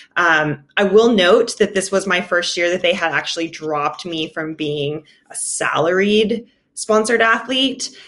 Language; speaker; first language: English; native; English